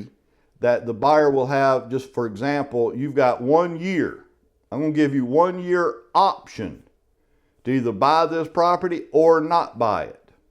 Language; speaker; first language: English; native; English